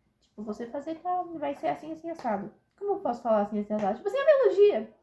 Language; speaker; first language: Portuguese; native; Portuguese